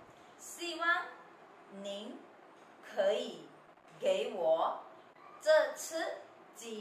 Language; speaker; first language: Chinese; non-native, fluent; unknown